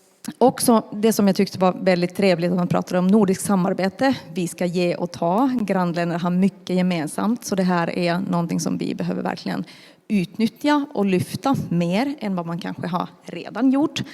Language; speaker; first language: Swedish; non-native, local second language; Finnish